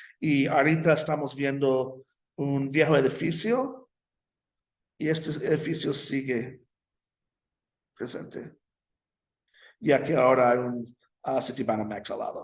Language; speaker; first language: Spanish; non-native, fluent; English